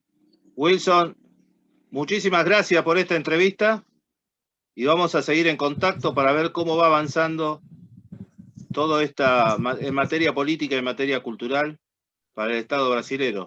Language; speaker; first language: Spanish; native; Spanish